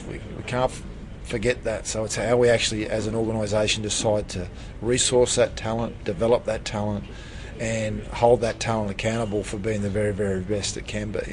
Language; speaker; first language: English; native; English